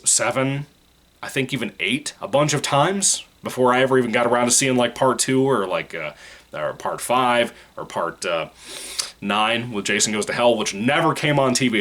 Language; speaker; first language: English; native; English